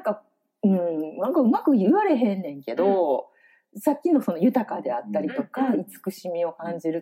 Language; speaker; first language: Japanese; native; Japanese